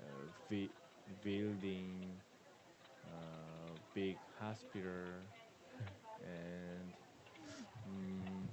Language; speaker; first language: English; non-native, learner; Korean